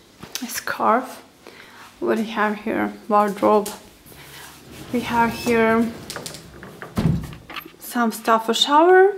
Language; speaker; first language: English; non-native, learner; Ukrainian